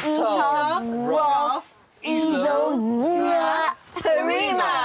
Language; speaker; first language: English; native; English